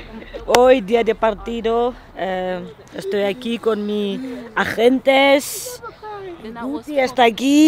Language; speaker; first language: Spanish; non-native, learner; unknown